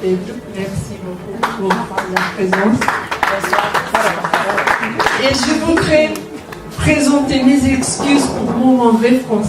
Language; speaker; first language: French; non-native, learner; Portuguese